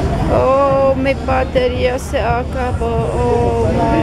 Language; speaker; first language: Spanish; non-native, learner; Czech